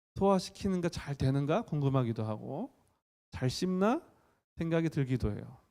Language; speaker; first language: Korean; native; Korean